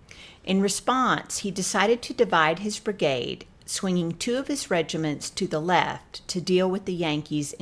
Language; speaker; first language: English; native; English